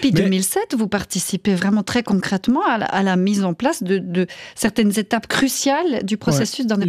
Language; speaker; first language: French; native; French